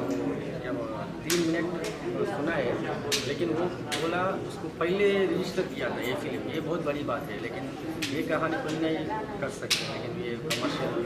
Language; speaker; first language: Hindi; non-native, local second language; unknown